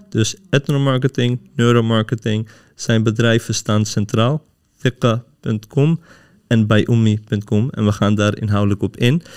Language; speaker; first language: Dutch; early bilingual, other home language; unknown